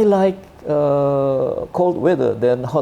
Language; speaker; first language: English; non-native, learner; Indonesian